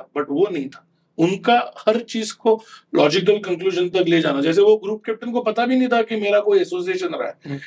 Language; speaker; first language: Hindi; non-native, local second language; Konkani